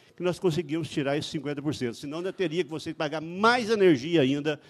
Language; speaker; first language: Portuguese; native; Portuguese